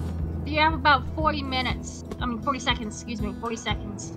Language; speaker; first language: English; native; English